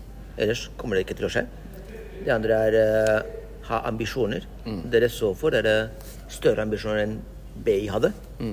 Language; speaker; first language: Norwegian; non-native, fluent; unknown